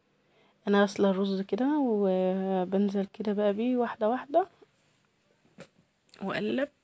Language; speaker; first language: Arabic; native; Arabic